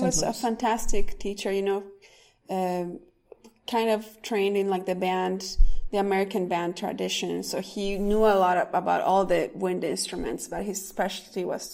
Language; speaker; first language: English; non-native, fluent; Spanish